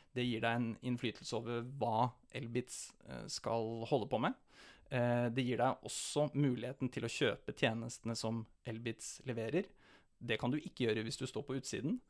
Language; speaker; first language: Norwegian; native; Norwegian